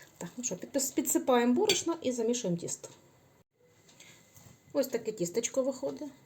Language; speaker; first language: Ukrainian; native; Ukrainian